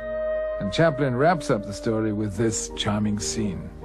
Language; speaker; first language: English; native; English